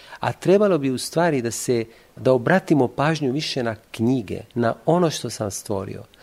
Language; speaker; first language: Serbian; non-native, fluent; Italian